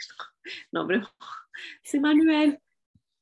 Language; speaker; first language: French; non-native, fluent; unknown